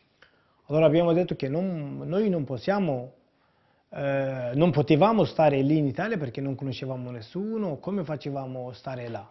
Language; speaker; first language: Italian; non-native, fluent; Kurdish